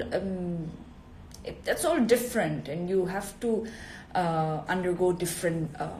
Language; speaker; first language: English; non-native, fluent; Italian